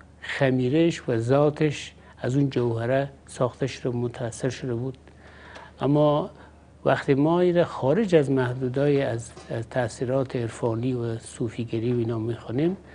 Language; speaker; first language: Persian; native; Persian